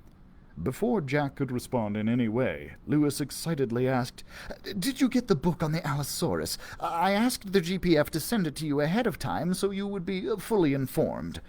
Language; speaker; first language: English; native; English